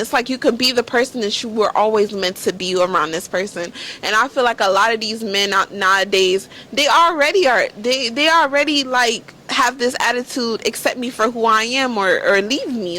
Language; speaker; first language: English; native; English